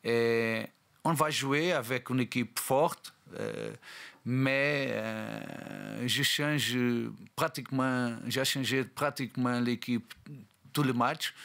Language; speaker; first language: French; non-native, learner; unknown